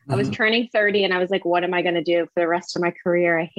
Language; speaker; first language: English; native; English